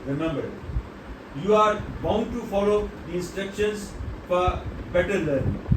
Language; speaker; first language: English; non-native, local second language; Urdu